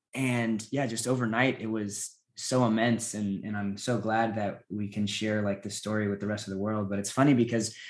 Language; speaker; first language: English; native; English